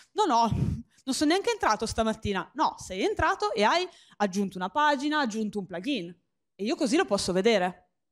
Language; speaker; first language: Italian; native; Italian